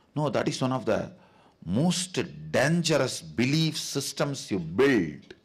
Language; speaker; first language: English; non-native, local second language; Tamil